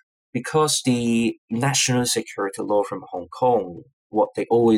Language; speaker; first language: English; non-native, local second language; Cantonese